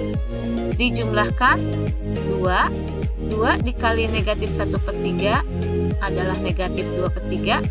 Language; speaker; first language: Indonesian; native; Indonesian